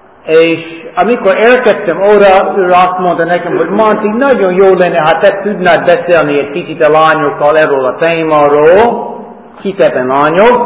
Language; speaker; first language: Hungarian; non-native, learner; English